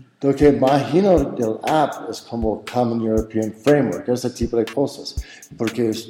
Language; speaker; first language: Spanish; non-native, fluent; English